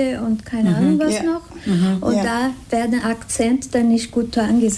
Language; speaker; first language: German; non-native, fluent; Spanish